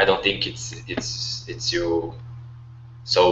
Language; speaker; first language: English; non-native, learner; Portuguese